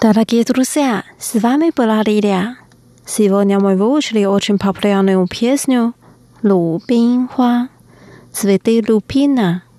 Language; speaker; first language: Russian; non-native, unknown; Chinese